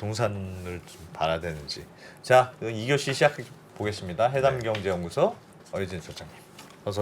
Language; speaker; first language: Korean; native; Korean